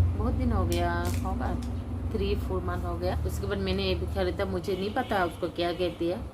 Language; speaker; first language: Hindi; non-native, local second language; Kok Borok